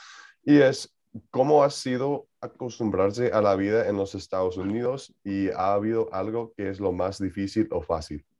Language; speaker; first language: Spanish; non-native, learner; English